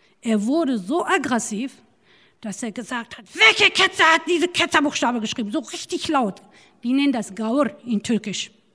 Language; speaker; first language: German; non-native, fluent; Turoyo